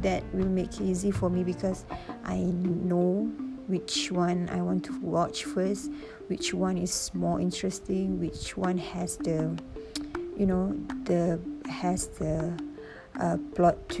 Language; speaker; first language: English; non-native, local second language; Malay